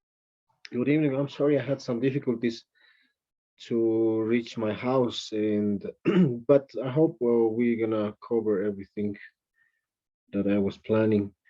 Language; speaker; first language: English; non-native, fluent; Spanish